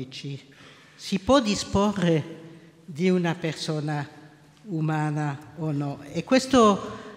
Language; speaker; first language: Italian; non-native, local second language; French